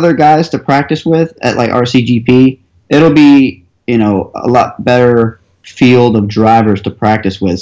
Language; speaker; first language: English; native; English